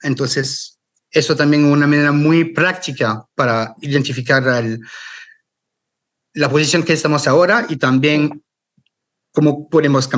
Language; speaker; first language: Spanish; non-native, fluent; French